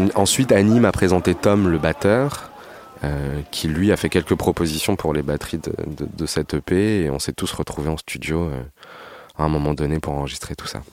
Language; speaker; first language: French; native; French